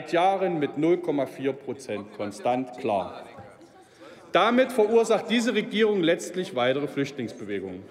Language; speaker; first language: German; native; German